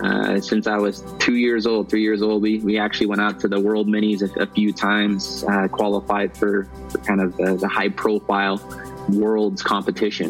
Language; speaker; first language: English; native; English